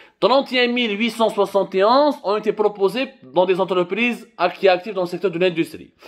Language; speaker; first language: French; non-native, local second language; Arabic